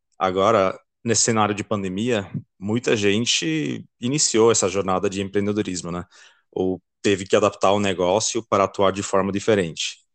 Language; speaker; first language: Portuguese; non-native, fluent; Dutch